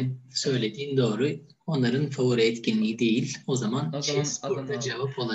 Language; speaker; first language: Turkish; native; Turkish